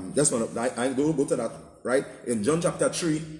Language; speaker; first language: English; native; English